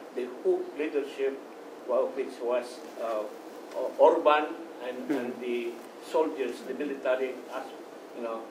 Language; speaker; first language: English; non-native, local second language; Iloko